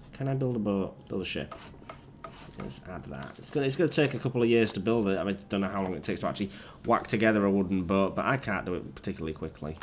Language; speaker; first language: English; native; English